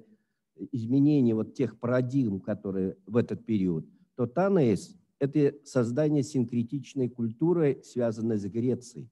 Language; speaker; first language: Russian; native; Russian